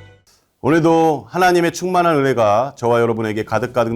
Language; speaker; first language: Korean; native; Korean